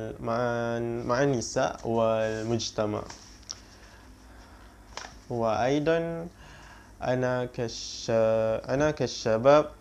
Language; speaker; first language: Arabic; non-native, learner; Malay